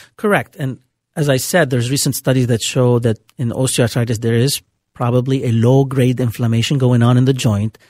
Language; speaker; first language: English; non-native, fluent; Arabic